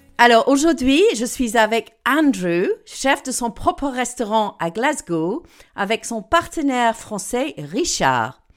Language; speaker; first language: French; non-native, fluent; English